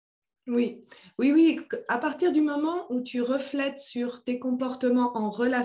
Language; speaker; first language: French; native; French